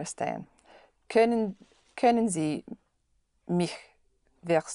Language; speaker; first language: German; non-native, learner; English